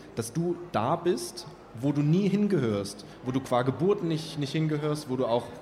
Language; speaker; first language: German; native; German